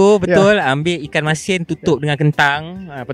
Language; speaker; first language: English; non-native, local second language; Malay